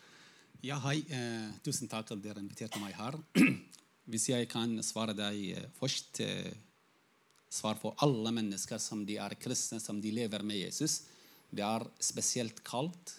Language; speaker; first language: Norwegian; non-native, fluent; Arabic